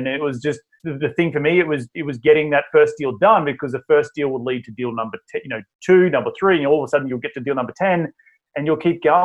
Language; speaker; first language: English; native; English